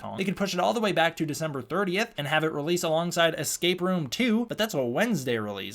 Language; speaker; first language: English; native; English